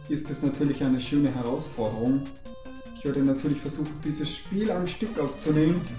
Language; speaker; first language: German; native; German